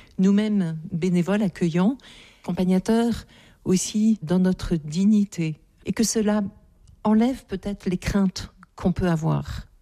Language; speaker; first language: French; native; French